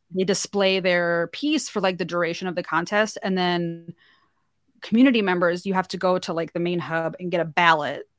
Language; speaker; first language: English; native; English